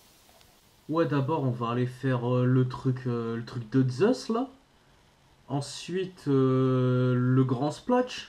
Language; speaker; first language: French; native; French